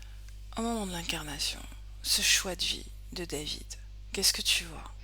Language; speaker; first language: French; native; French